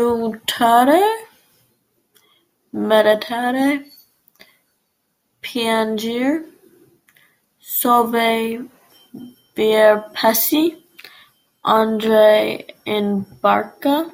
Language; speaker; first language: Italian; non-native, learner; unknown